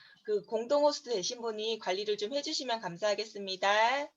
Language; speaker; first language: Korean; native; Korean